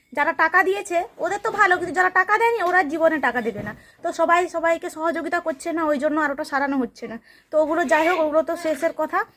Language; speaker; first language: Bangla; native; Bangla